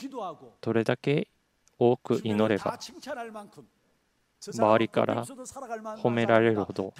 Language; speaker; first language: Japanese; non-native, fluent; Korean